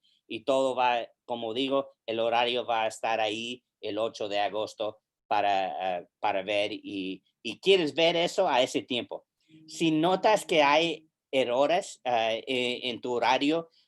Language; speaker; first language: Spanish; early bilingual, heritage; English